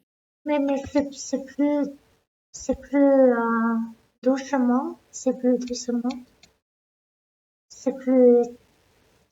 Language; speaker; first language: French; non-native, learner; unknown